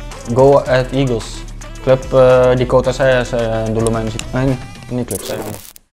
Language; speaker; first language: Indonesian; non-native, fluent; Dutch